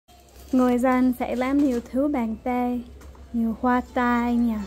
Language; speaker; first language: Vietnamese; non-native, fluent; English